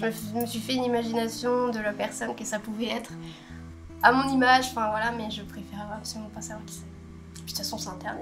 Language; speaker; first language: French; native; French